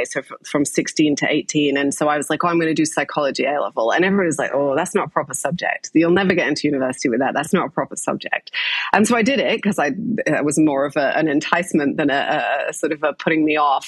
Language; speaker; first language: English; native; English